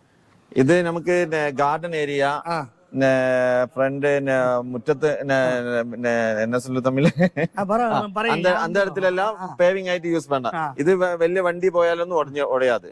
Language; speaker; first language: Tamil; non-native, learner; Malayalam